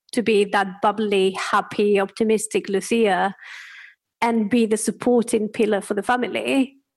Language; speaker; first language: English; non-native, fluent; Spanish